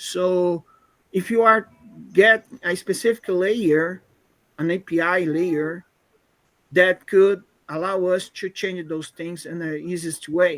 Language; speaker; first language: English; non-native, fluent; Portuguese